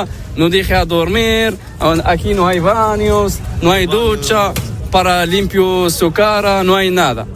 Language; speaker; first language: Spanish; non-native, learner; Arabic